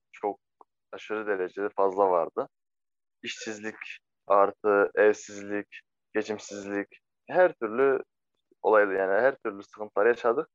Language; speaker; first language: Turkish; non-native, fluent; Arabic